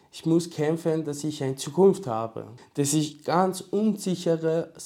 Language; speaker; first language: German; non-native, learner; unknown